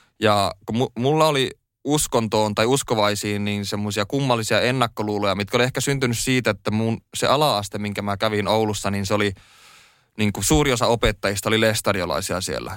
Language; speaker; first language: Finnish; native; Finnish